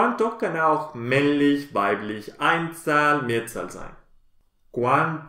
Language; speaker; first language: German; non-native, fluent; Spanish